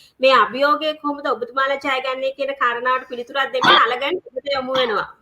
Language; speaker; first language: Sinhala; native; Sinhala